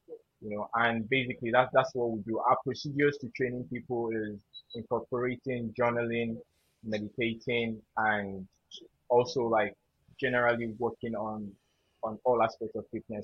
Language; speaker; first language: English; non-native, local second language; Yoruba